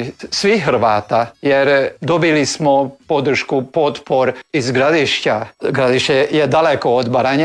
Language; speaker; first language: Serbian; early bilingual, heritage; Serbian